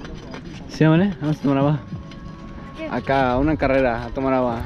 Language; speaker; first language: Spanish; early bilingual, heritage; Spanish